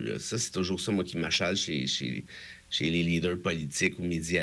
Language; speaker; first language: French; native; French